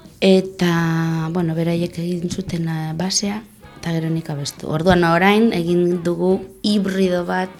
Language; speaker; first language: Basque; non-native, local second language; Spanish